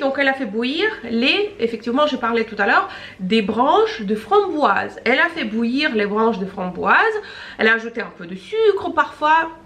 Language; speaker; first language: French; non-native, fluent; Russian